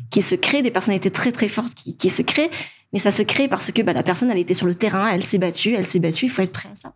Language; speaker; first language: French; non-native, local second language; Malagasy